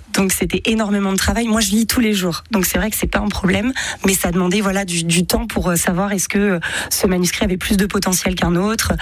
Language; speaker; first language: French; native; French